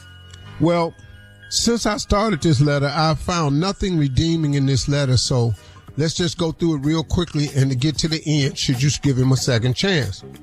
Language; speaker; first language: English; native; English